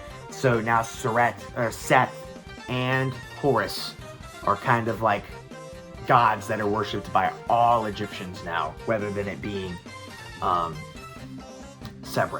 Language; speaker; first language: English; native; English